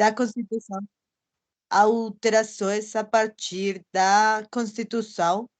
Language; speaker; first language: Portuguese; non-native, fluent; Spanish